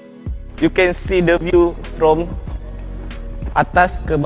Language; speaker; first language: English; non-native, learner; Indonesian